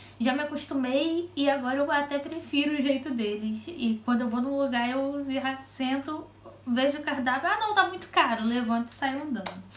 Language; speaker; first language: Portuguese; native; Portuguese